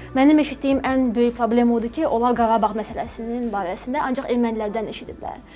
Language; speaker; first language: Azerbaijani; native; Azerbaijani